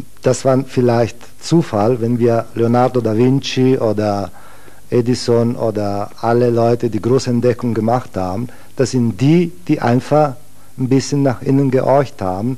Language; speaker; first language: German; non-native, fluent; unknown